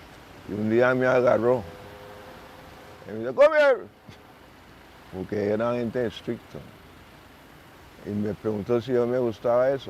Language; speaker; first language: Spanish; non-native, local second language; English